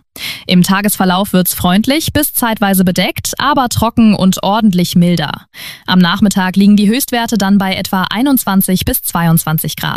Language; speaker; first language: German; native; German